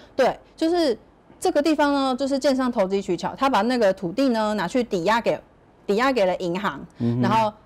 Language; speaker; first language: Chinese; native; Chinese